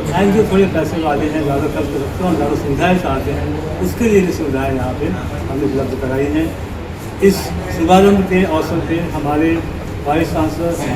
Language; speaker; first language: Hindi; non-native, local second language; Marathi